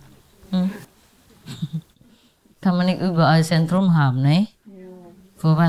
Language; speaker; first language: German; non-native, learner; Vietnamese